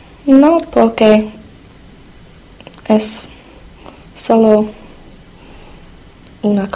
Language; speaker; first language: Spanish; non-native, learner; English